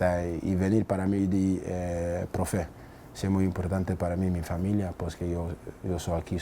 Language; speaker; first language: Spanish; non-native, learner; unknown